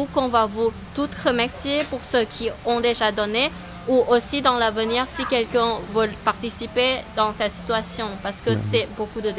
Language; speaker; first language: French; non-native, learner; Thai